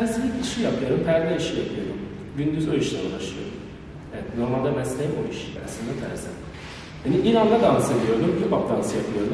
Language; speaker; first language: Turkish; non-native, learner; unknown